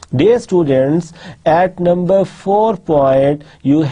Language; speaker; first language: English; non-native, local second language; Urdu